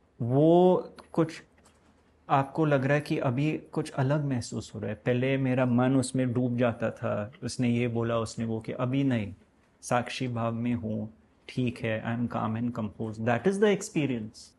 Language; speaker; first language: Hindi; non-native, learner; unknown